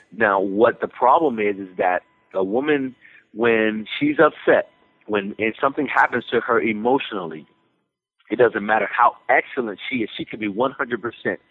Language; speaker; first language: English; native; English